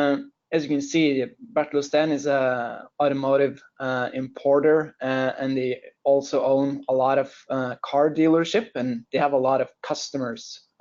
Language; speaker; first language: English; non-native, fluent; Norwegian